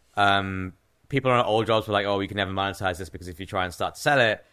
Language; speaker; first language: English; native; English